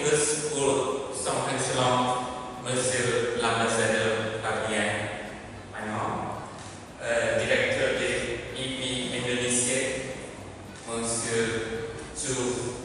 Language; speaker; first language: French; non-native, learner; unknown